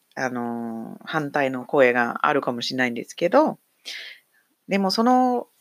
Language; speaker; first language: Japanese; non-native, fluent; English